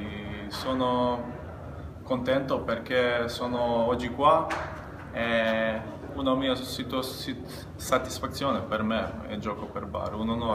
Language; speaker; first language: Italian; non-native, learner; Macedonian